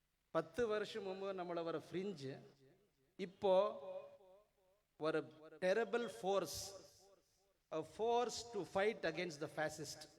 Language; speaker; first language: Malayalam; non-native, learner; Urdu